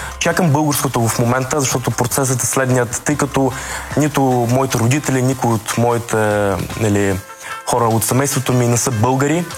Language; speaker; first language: Bulgarian; early bilingual, other home language; Russian